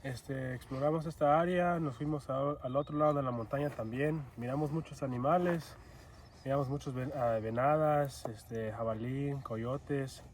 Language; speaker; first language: Spanish; early bilingual, other home language; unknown